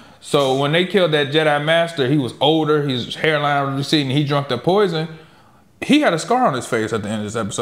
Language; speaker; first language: English; native; English